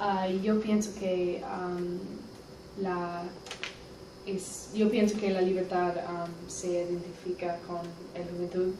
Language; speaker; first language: Spanish; non-native, learner; English